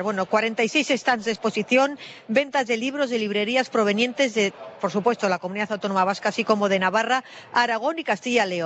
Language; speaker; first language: Spanish; native; Spanish